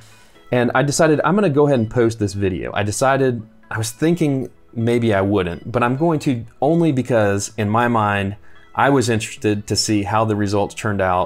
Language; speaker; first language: English; native; English